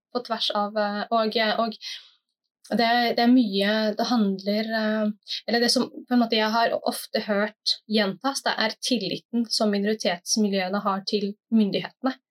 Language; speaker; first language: Norwegian; early bilingual, other home language; Somali